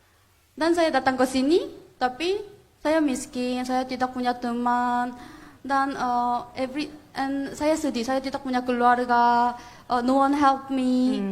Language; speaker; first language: Indonesian; non-native, learner; Korean